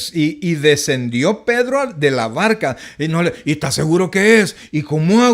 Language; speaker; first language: Spanish; native; Spanish